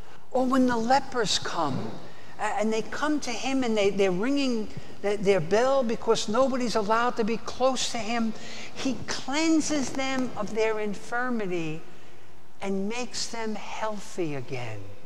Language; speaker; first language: English; native; English